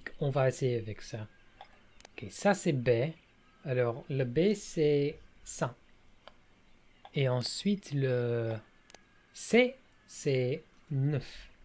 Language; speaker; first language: French; non-native, learner; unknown